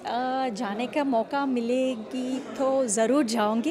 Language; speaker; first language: Hindi; non-native, local second language; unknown